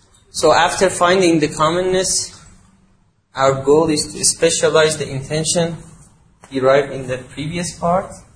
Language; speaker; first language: English; non-native, fluent; Persian